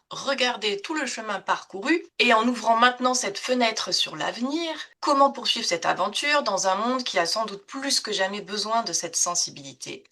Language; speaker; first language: French; native; French